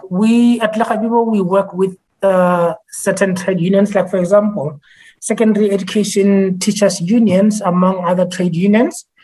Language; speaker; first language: English; non-native, local second language; Tswana